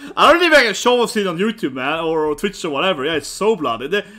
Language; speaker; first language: English; non-native, fluent; Swedish